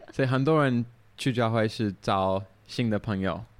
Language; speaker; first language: Chinese; non-native, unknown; English